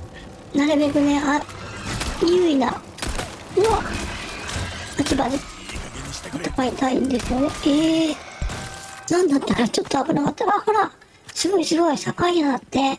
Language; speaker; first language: Japanese; native; Japanese